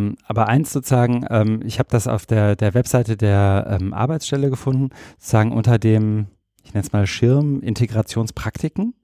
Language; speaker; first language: German; native; German